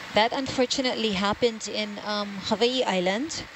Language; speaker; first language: English; native; English